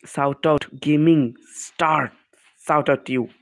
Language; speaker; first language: Hindi; non-native, local second language; Bangla